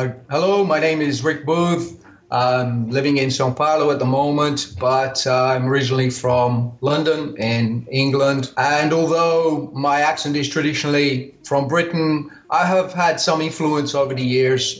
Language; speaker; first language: English; native; English